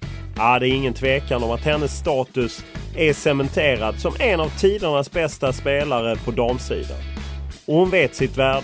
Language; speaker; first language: Swedish; native; Swedish